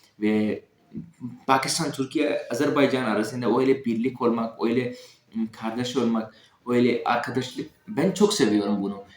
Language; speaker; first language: Turkish; non-native, fluent; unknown